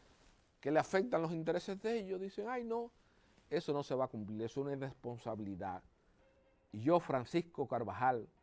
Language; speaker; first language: Spanish; native; Spanish